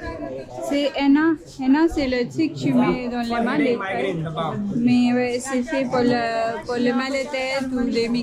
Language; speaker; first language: French; non-native, fluent; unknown